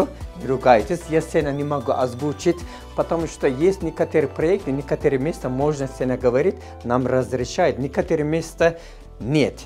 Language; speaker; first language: Russian; non-native, fluent; Turkish